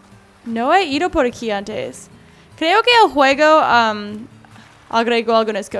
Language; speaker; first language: Spanish; non-native, learner; English